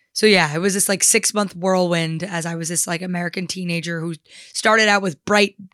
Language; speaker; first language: English; native; English